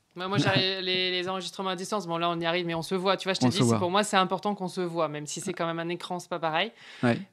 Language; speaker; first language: French; native; French